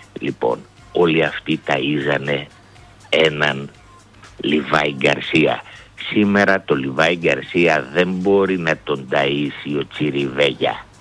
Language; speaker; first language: Greek; native; Greek